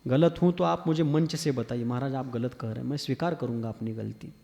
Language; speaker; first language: Hindi; non-native, local second language; Marathi